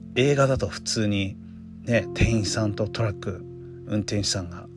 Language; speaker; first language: Japanese; non-native, fluent; English